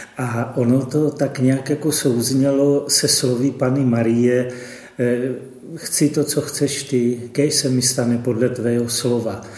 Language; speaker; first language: Czech; native; Czech